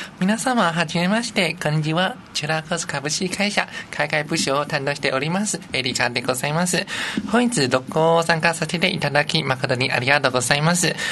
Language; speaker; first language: Japanese; non-native, fluent; Chinese